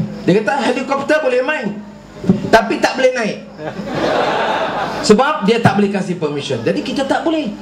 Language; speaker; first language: Malay; native; Malay